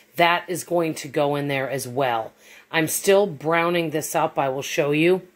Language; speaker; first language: English; native; English